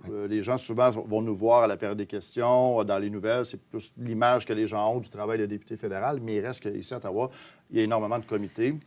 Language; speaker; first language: French; native; French